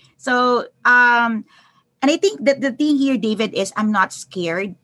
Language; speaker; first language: English; non-native, local second language; Filipino